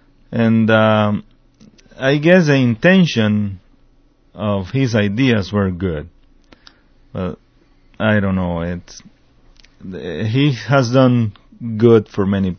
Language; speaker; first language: English; non-native, fluent; Spanish